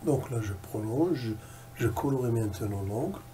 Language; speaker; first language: French; non-native, local second language; Arabic